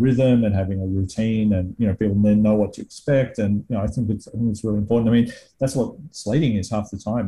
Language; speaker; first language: English; native; English